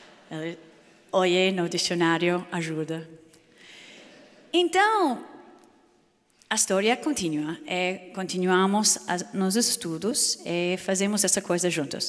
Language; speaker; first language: Portuguese; non-native, fluent; English